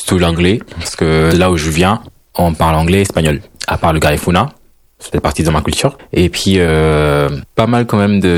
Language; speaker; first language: French; non-native, fluent; Spanish